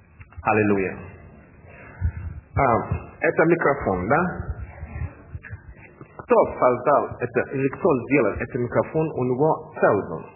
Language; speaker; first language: Russian; non-native, learner; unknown